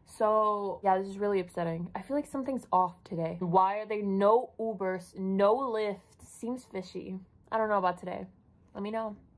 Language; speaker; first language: English; non-native, fluent; Spanish